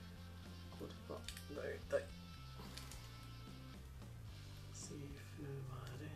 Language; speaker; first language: Japanese; non-native, learner; English